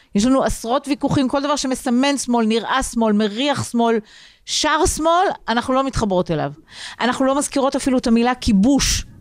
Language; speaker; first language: Hebrew; native; Hebrew